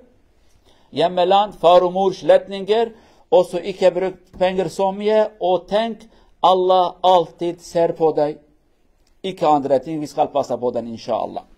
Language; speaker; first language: Norwegian; non-native, learner; Kurdish